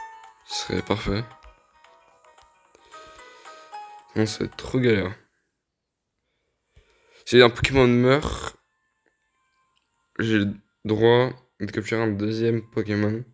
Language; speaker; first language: French; native; French